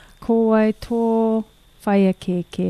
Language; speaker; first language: Māori; non-native, local second language; English